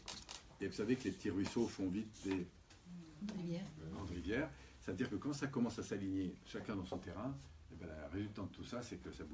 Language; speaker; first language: French; native; French